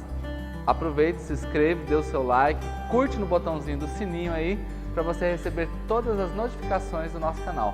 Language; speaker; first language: Portuguese; native; Portuguese